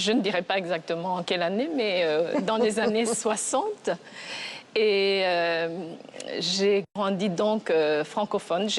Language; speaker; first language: French; non-native, local second language; Kinyarwanda